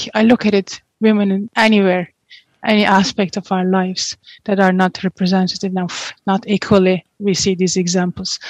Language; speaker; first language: English; non-native, fluent; Turkish